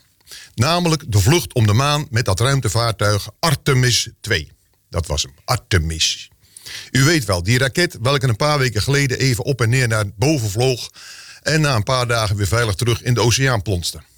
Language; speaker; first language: Dutch; native; Dutch